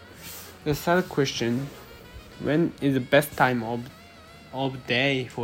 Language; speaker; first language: English; non-native, learner; Japanese